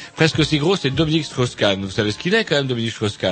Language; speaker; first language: French; native; French